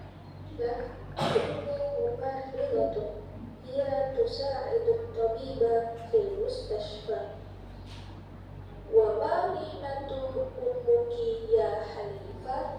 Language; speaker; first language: Arabic; non-native, learner; Indonesian